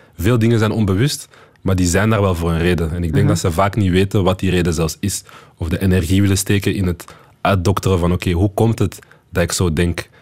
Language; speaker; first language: Dutch; early bilingual, other home language; Lingala